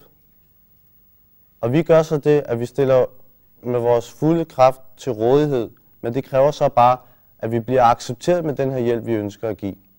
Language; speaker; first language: Danish; early bilingual, other home language; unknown